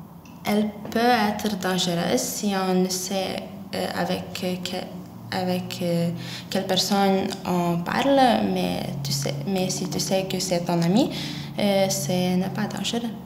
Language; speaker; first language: French; non-native, learner; Lithuanian